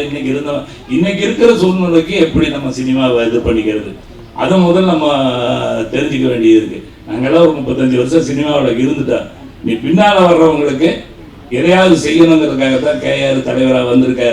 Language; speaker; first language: Tamil; native; Tamil